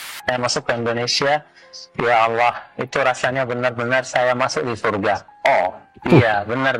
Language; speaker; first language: Indonesian; non-native, fluent; Arabic